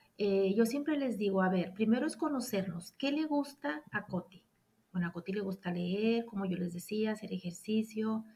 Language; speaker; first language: Spanish; native; Spanish